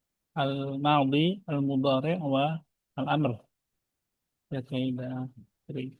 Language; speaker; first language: Arabic; non-native, fluent; Indonesian